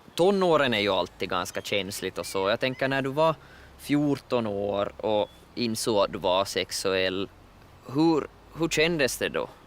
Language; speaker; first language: Swedish; native; Swedish